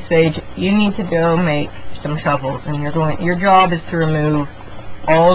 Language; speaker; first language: English; native; English